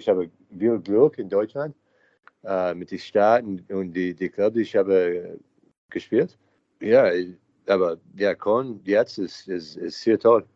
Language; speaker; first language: German; non-native, learner; English